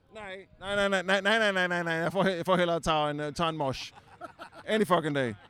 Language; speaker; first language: Swedish; non-native, learner; Danish